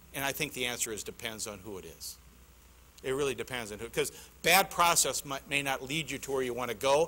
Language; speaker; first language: English; native; English